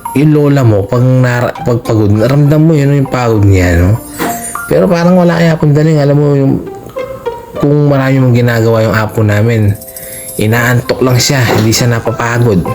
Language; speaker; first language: Filipino; non-native, local second language; Pampanga